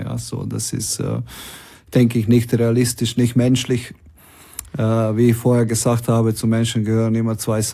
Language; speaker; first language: German; non-native, fluent; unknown